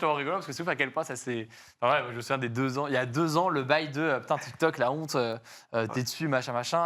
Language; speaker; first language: French; native; French